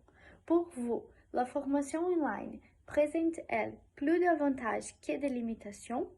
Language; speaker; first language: French; non-native, learner; Portuguese